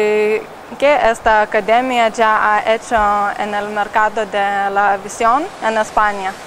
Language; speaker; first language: Spanish; non-native, learner; Lithuanian